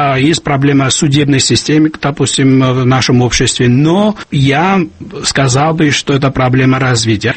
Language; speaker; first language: Russian; non-native, local second language; Georgian